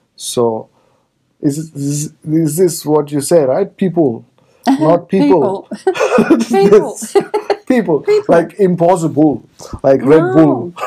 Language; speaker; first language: English; non-native, local second language; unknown